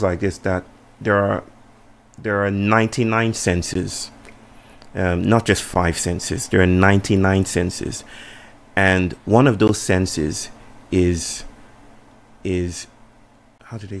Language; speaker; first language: English; non-native, local second language; Yoruba